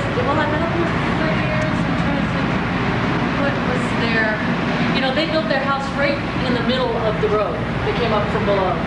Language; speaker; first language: English; native; English